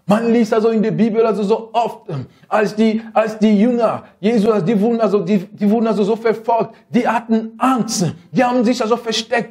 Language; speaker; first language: German; non-native, fluent; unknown